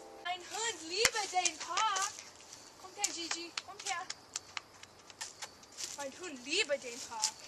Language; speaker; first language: German; non-native, learner; English